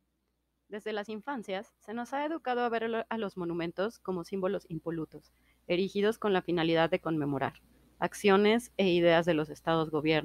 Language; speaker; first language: Spanish; native; Spanish